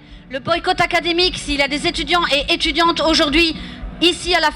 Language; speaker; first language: French; native; French